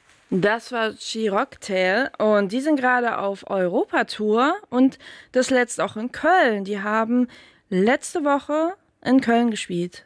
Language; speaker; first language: German; native; German